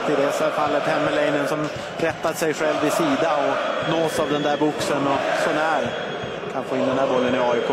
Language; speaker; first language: Swedish; native; Swedish